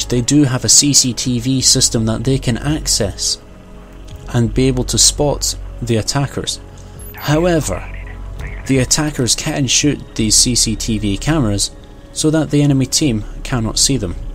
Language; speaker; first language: English; native; English